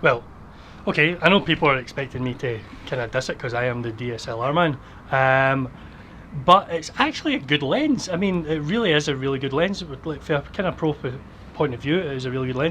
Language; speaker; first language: English; native; English